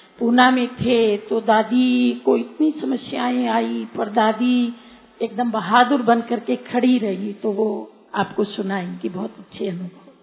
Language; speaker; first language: Hindi; native; Hindi